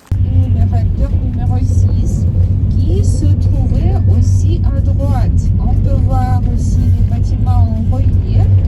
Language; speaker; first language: French; non-native, learner; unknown